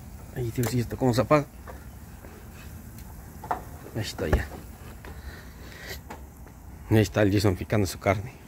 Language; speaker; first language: Spanish; native; Spanish